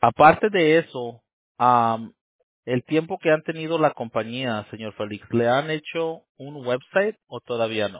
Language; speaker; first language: Spanish; native; Spanish